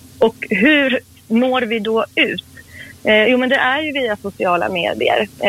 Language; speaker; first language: Swedish; early bilingual, other home language; Persian